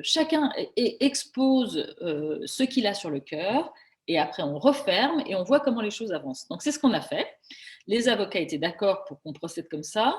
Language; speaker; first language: French; native; French